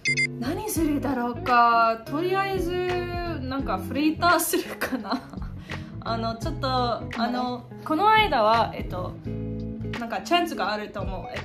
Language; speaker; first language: Japanese; non-native, fluent; English